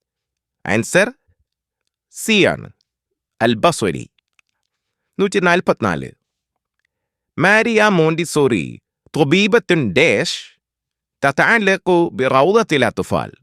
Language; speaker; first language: Arabic; non-native, fluent; Malayalam